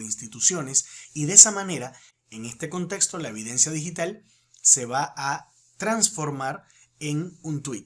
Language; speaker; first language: Spanish; native; Spanish